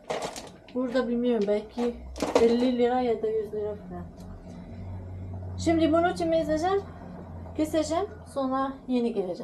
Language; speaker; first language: Turkish; non-native, learner; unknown